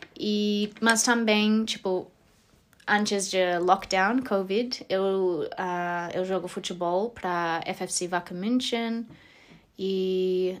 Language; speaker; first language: Portuguese; non-native, learner; English